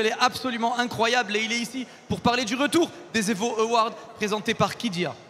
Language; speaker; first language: French; native; French